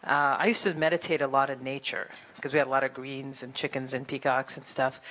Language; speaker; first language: English; native; English